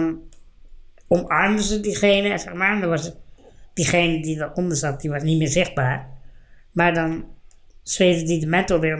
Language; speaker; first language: Dutch; native; Dutch